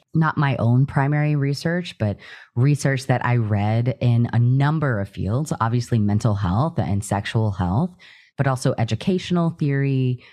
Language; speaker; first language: English; native; English